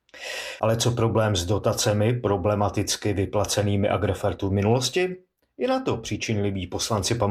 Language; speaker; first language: Czech; native; Czech